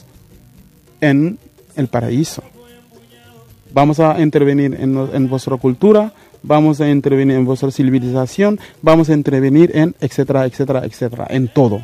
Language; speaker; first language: Spanish; non-native, fluent; Mandingo